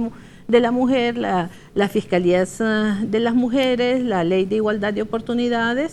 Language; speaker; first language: Spanish; native; Spanish